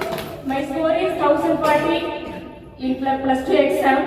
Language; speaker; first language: English; non-native, learner; Tamil